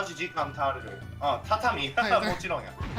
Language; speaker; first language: Japanese; non-native, learner; English